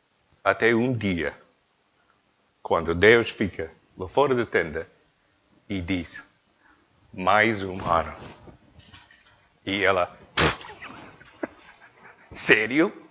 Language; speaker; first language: Portuguese; non-native, learner; English